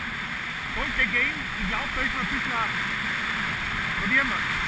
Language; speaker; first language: German; native; German